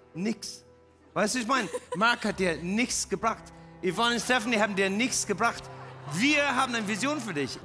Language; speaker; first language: German; non-native, fluent; English